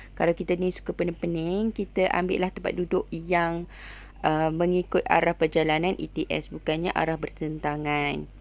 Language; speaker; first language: Malay; native; Malay